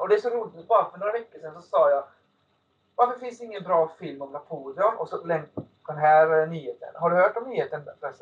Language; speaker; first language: Swedish; native; Swedish